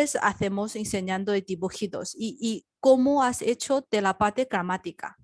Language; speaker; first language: Spanish; non-native, learner; Chinese